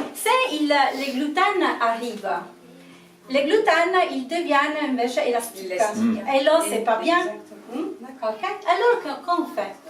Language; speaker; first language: French; non-native, learner; Italian